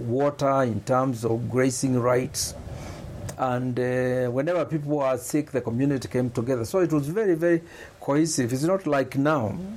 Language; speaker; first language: English; non-native, local second language; Kamba